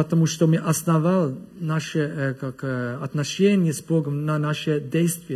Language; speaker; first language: Russian; non-native, learner; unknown